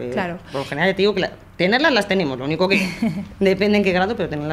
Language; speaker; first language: Spanish; native; Spanish